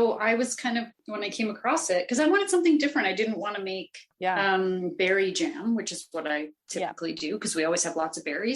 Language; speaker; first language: English; native; English